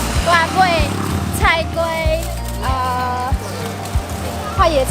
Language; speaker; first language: Chinese; non-native, fluent; Vietnamese